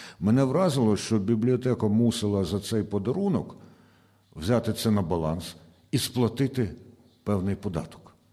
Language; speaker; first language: Ukrainian; native; Ukrainian